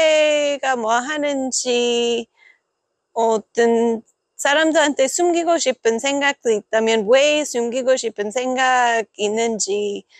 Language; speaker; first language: Korean; non-native, fluent; English